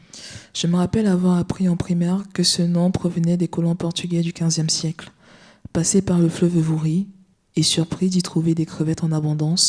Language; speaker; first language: French; native; French